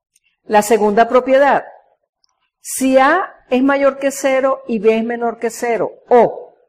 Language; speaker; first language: Spanish; native; Spanish